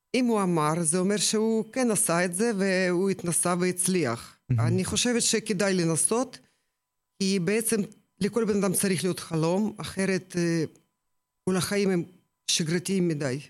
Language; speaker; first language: Hebrew; non-native, fluent; Russian